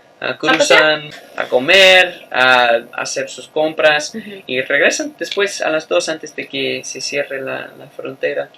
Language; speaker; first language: Spanish; non-native, fluent; English